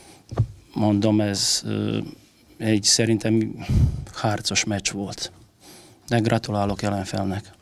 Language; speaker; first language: Hungarian; non-native, learner; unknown